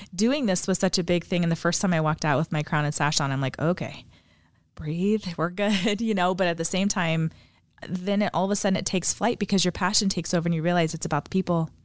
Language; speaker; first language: English; native; English